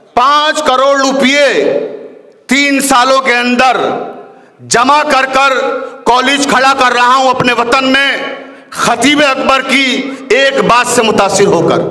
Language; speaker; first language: Hindi; native; Hindi